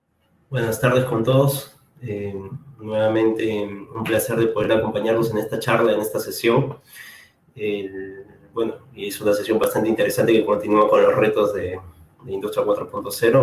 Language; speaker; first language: Spanish; native; Spanish